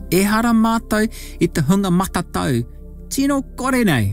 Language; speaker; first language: Māori; non-native, learner; English